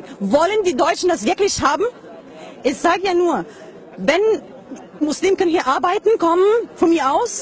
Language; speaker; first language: German; non-native, fluent; Arabic